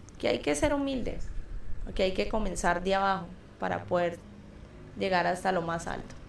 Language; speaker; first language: Spanish; native; Spanish